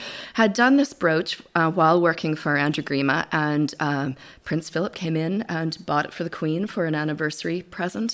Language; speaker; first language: English; native; English